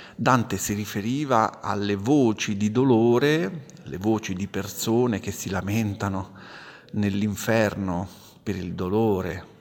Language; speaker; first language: Italian; native; Italian